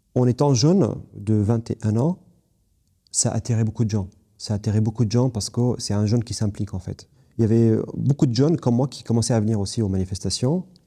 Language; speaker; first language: French; non-native, fluent; Kurdish